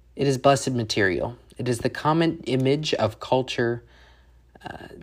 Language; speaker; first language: English; native; English